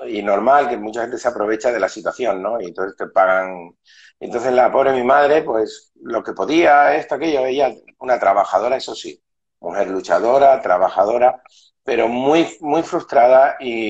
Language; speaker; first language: Spanish; native; Spanish